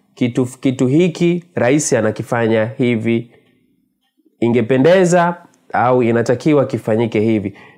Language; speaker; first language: Swahili; native; Swahili